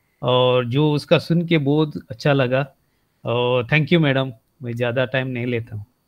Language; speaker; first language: Hindi; non-native, local second language; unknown